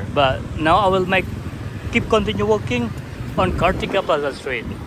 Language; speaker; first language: English; non-native, learner; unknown